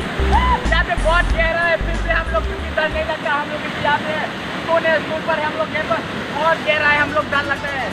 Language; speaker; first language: Hindi; non-native, local second language; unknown